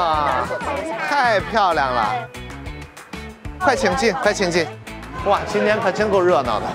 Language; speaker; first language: Chinese; native; Chinese